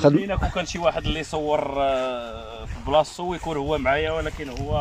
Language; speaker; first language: Arabic; native; Arabic